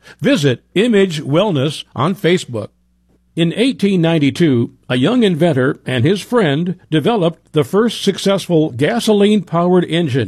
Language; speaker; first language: English; native; English